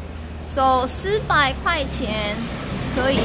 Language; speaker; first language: Chinese; non-native, learner; Korean